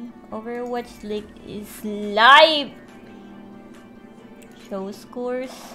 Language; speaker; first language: English; non-native, learner; Spanish